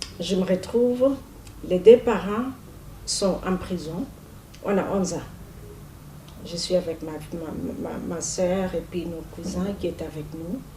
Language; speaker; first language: French; non-native, fluent; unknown